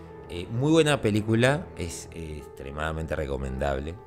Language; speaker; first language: Spanish; native; Spanish